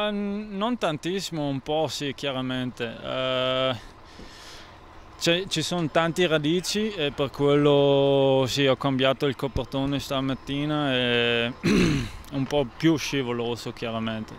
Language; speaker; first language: Italian; non-native, local second language; German